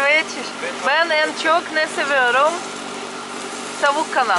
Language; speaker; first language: Turkish; non-native, learner; Russian